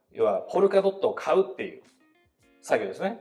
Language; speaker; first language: Japanese; native; Japanese